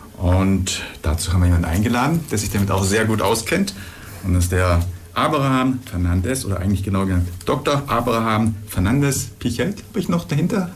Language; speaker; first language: German; native; German